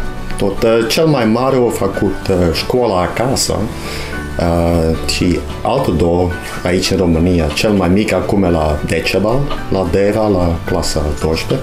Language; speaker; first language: Romanian; non-native, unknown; Dutch